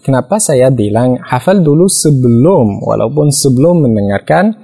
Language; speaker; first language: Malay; non-native, fluent; Arabic